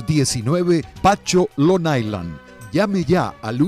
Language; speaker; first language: Spanish; native; Spanish